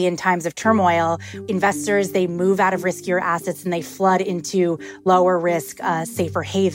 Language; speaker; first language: English; native; English